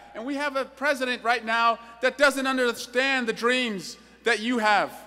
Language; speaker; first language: English; native; English